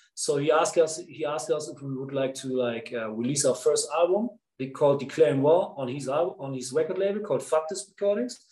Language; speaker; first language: English; non-native, fluent; Dutch